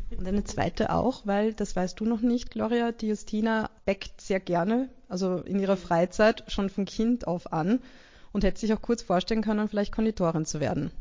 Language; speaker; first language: German; native; German